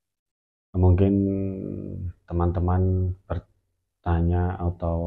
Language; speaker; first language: Indonesian; native; Indonesian